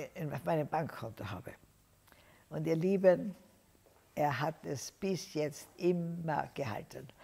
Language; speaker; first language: German; native; German